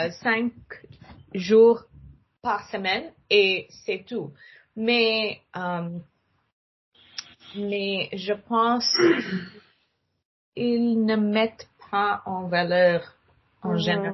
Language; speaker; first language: French; non-native, learner; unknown